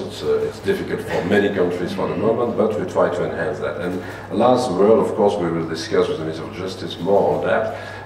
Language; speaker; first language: English; non-native, fluent; French